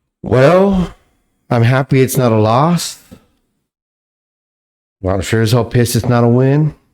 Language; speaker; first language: English; native; English